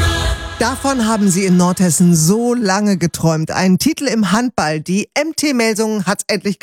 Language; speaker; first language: German; native; German